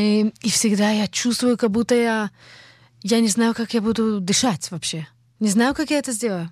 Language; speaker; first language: Russian; early bilingual, heritage; Russian